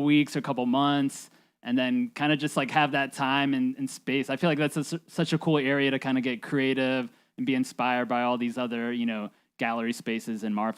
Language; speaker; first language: English; native; English